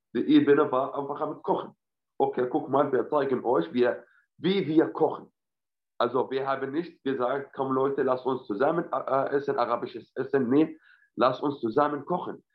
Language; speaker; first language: German; non-native, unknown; Arabic